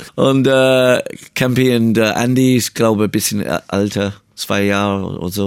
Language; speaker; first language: German; non-native, learner; English